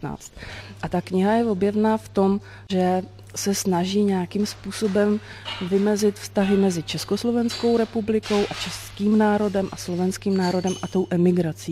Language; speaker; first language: Czech; native; Czech